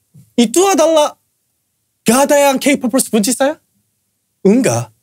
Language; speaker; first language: Indonesian; non-native, fluent; Korean